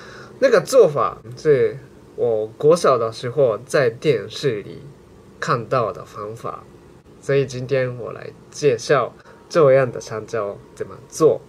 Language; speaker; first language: Chinese; non-native, learner; Japanese